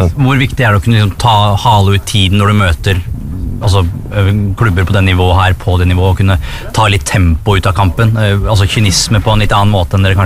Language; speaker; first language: Norwegian; native; Norwegian